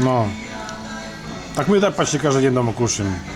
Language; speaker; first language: Russian; native; Russian